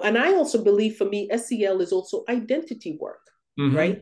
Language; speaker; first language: English; non-native, local second language; Ganda